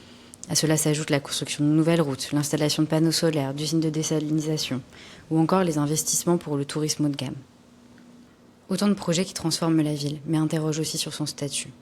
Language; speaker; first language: French; native; French